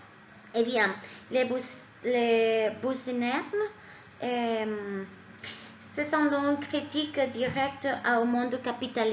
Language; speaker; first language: French; non-native, learner; Spanish